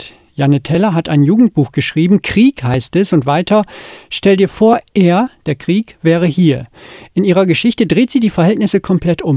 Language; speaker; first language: German; native; German